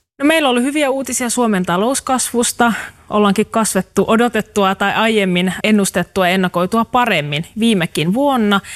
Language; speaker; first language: Finnish; native; Finnish